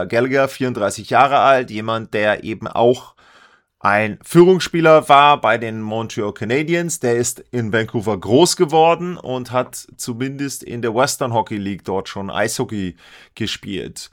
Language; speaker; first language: German; native; German